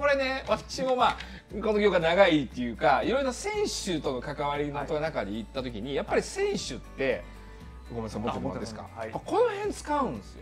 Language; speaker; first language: Japanese; native; Japanese